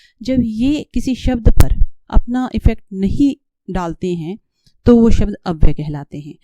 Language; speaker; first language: Hindi; native; Hindi